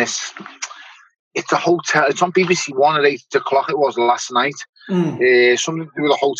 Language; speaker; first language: English; native; English